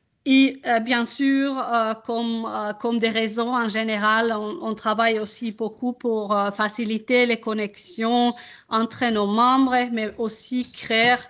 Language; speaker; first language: French; non-native, fluent; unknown